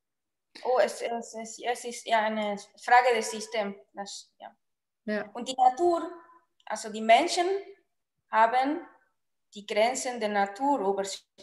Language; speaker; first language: German; non-native, fluent; Spanish